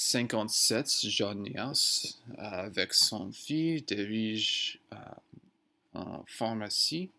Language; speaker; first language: French; non-native, learner; English